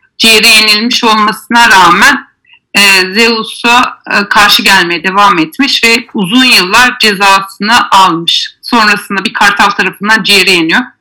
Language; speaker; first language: Turkish; native; Turkish